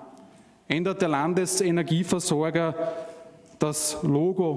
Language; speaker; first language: German; native; German